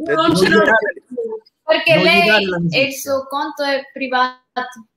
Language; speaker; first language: Italian; non-native, learner; Spanish